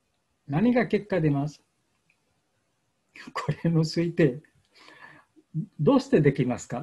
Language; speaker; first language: Japanese; non-native, fluent; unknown